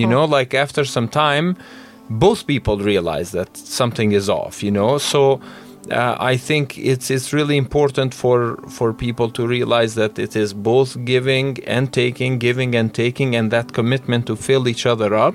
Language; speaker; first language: English; non-native, fluent; Albanian